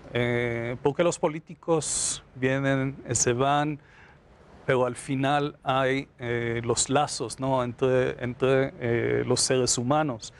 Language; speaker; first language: Spanish; non-native, fluent; Hebrew